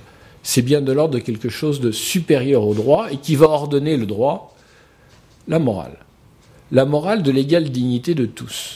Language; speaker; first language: French; native; French